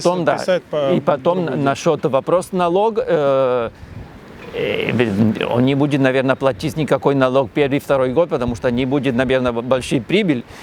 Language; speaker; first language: Russian; non-native, learner; Spanish